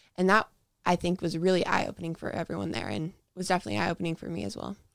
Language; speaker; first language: English; native; English